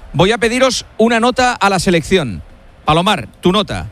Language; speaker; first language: Spanish; native; Spanish